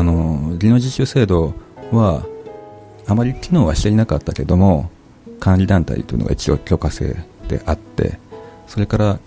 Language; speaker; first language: Japanese; native; Japanese